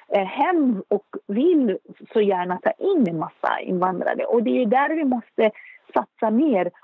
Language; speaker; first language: Swedish; non-native, fluent; Arabic